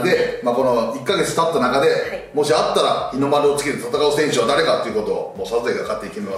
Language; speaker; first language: Japanese; native; Japanese